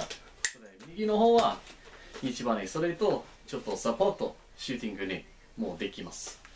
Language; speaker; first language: Japanese; non-native, learner; English